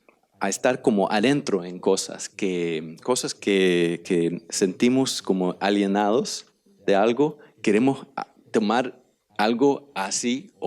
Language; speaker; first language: Spanish; non-native, learner; Danish